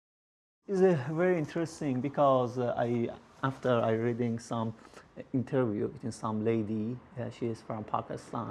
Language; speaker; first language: English; non-native, learner; Persian